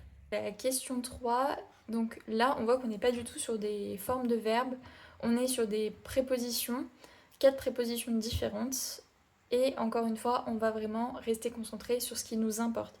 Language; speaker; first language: French; native; French